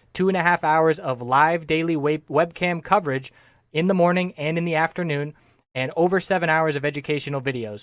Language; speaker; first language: English; native; English